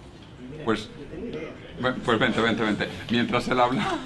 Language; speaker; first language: Spanish; native; Spanish